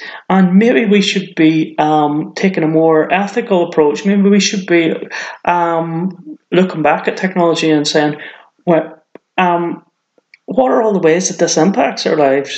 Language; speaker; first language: English; native; English